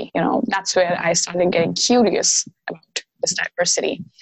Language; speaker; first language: English; non-native, local second language; Maithili